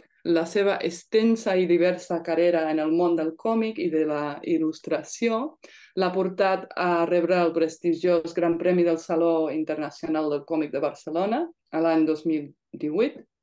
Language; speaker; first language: Catalan; non-native, fluent; English